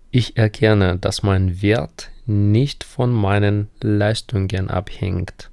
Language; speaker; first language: German; non-native, fluent; Ukrainian